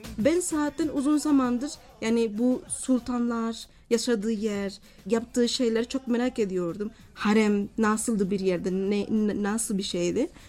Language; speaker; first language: Turkish; non-native, fluent; Spanish